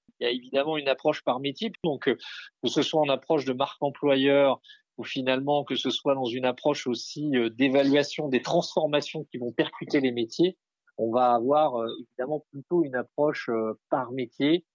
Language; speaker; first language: French; native; French